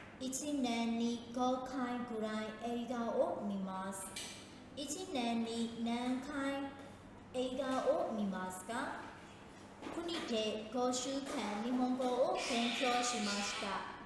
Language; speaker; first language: Japanese; non-native, fluent; Burmese